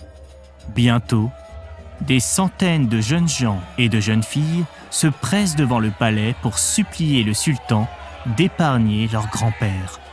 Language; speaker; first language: French; native; French